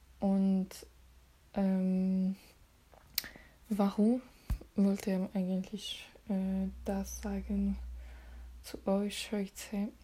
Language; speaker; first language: German; non-native, learner; French